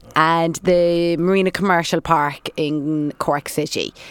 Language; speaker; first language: English; native; English